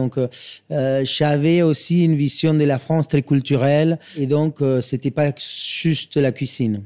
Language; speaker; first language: French; non-native, fluent; Spanish